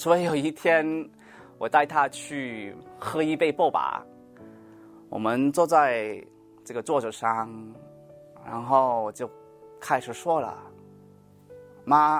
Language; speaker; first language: Chinese; early bilingual, heritage; Cantonese